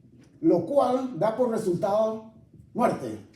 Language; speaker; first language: Spanish; native; Spanish